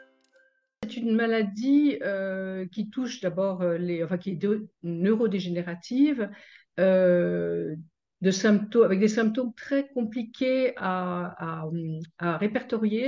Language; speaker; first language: French; native; French